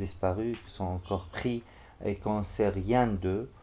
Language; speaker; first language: French; non-native, fluent; Arabic